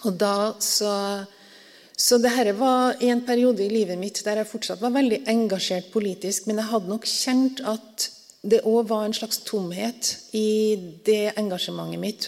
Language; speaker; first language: Norwegian; native; Norwegian